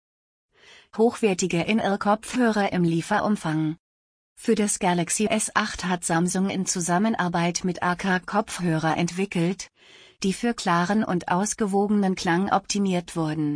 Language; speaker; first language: German; native; German